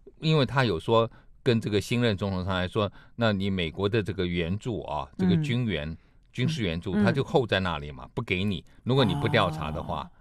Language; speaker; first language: Chinese; native; Chinese